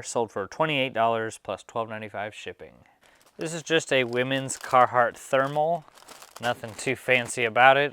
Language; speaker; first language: English; native; English